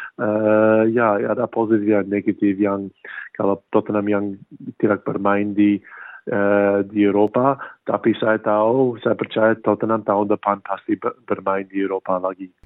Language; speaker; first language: Indonesian; non-native, fluent; English